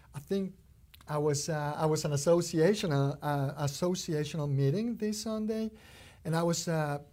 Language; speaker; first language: English; non-native, fluent; Spanish